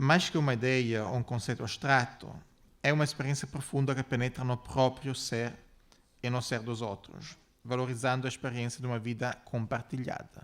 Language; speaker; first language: Portuguese; non-native, fluent; Italian